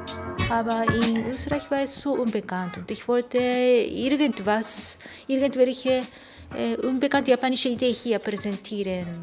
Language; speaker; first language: German; non-native, fluent; Japanese